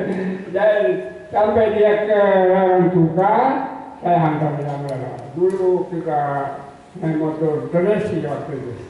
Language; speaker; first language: Indonesian; non-native, local second language; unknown